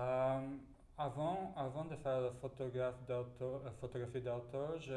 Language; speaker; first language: French; non-native, fluent; Portuguese